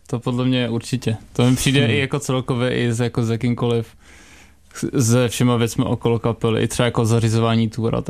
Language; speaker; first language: Czech; native; Czech